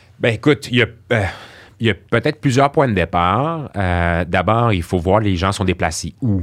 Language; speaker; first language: French; early bilingual, other home language; Arabic